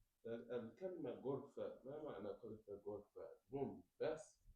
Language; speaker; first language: Arabic; non-native, learner; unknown